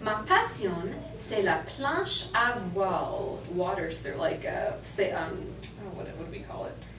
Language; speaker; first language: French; non-native, fluent; English